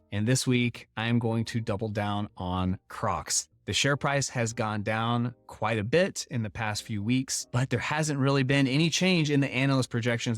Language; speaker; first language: English; native; English